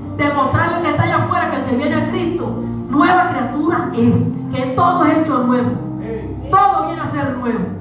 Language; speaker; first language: Spanish; native; Spanish